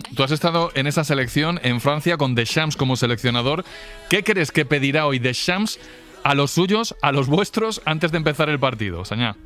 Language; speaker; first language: Spanish; native; Spanish